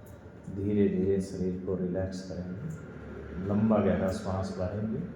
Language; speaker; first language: Hindi; native; Hindi